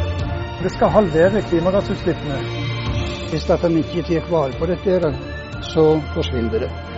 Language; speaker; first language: Norwegian; native; Norwegian